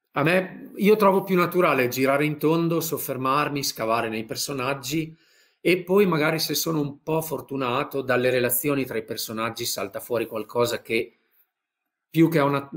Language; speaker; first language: Italian; native; Italian